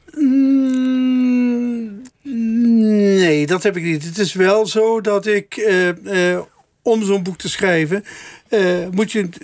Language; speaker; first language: Dutch; native; Dutch